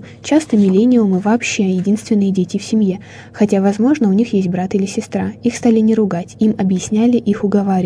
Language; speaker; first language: Russian; native; Russian